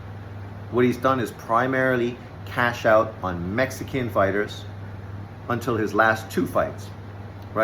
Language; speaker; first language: English; native; English